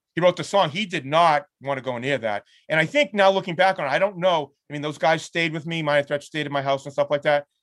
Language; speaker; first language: English; native; English